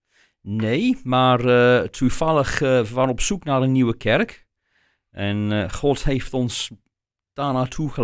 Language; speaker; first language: Dutch; non-native, fluent; English